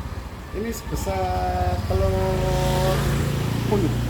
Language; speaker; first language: Indonesian; non-native, local second language; Javanese